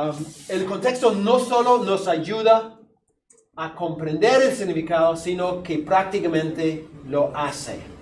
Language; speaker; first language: Spanish; non-native, fluent; English